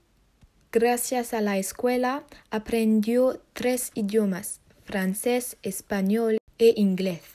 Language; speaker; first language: Spanish; non-native, learner; French